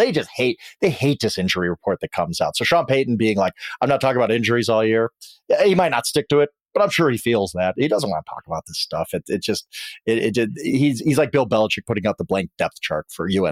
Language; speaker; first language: English; native; English